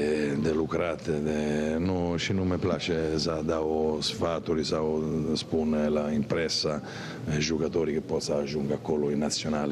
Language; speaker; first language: Romanian; non-native, fluent; Italian